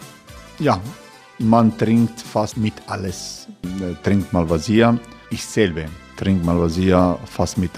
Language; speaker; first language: German; non-native, learner; Croatian